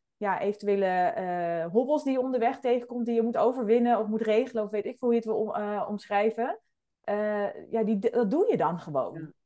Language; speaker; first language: Dutch; native; Dutch